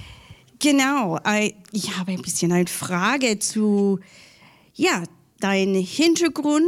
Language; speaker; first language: German; non-native, fluent; English